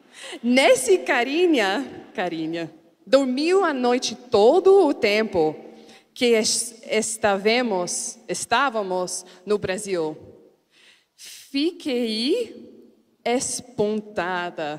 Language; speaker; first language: Portuguese; non-native, learner; English